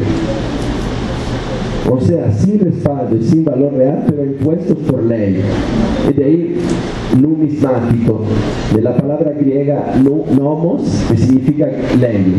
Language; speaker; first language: Spanish; non-native, fluent; Italian